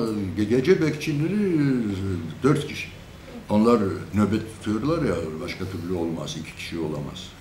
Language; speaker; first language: Turkish; non-native, fluent; Georgian